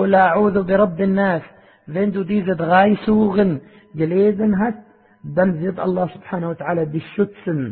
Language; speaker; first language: German; non-native, fluent; Arabic